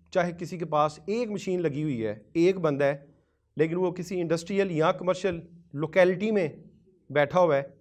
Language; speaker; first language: Urdu; non-native, local second language; Punjabi